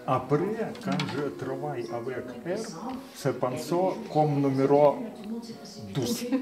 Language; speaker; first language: French; non-native, learner; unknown